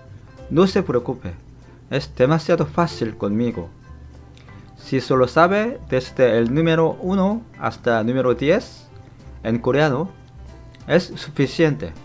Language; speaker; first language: Spanish; non-native, fluent; Korean